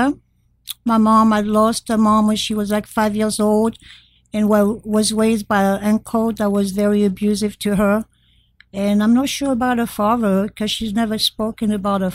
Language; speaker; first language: English; non-native, fluent; French